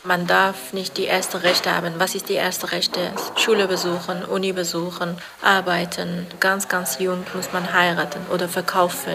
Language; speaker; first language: German; non-native, learner; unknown